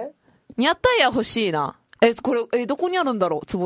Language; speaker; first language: Japanese; native; Japanese